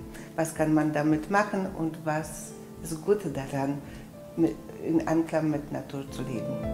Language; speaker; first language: German; non-native, fluent; Polish